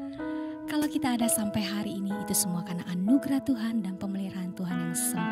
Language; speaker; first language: Indonesian; native; Indonesian